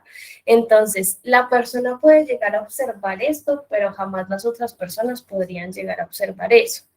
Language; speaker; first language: Spanish; native; Spanish